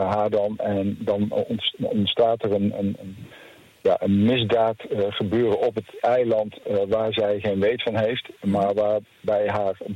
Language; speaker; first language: Dutch; native; Dutch